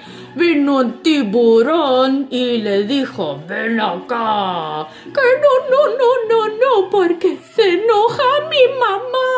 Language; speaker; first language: Spanish; non-native, fluent; English